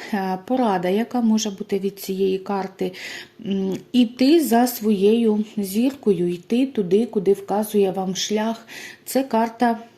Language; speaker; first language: Ukrainian; non-native, local second language; Russian